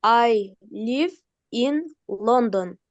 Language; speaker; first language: English; non-native, learner; Kyrgyz